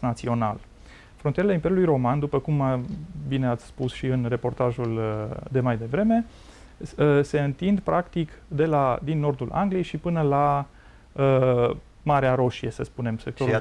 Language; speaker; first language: Romanian; native; Romanian